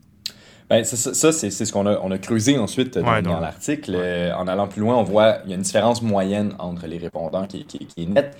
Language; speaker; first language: French; native; French